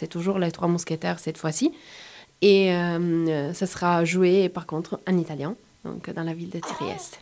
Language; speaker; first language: French; non-native, fluent; Italian